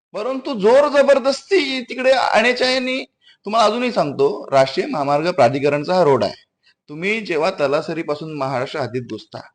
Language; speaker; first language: Marathi; native; Marathi